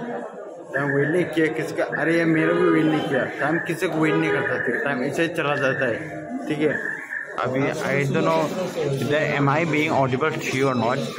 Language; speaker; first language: Hindi; non-native, local second language; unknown